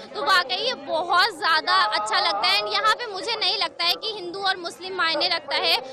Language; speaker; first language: Hindi; native; Hindi